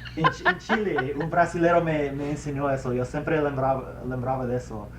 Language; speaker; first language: Portuguese; non-native, learner; English